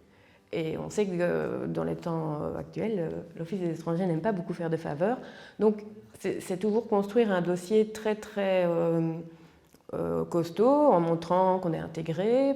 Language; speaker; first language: French; native; French